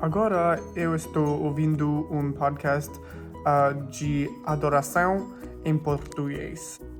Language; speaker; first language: Portuguese; non-native, learner; English